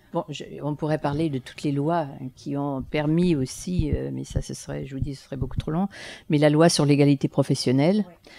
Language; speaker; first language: French; native; French